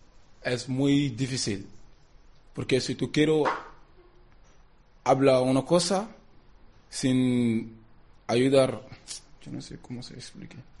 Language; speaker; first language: Spanish; non-native, learner; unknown